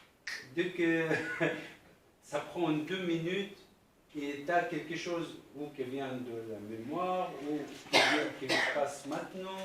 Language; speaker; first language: French; non-native, fluent; Arabic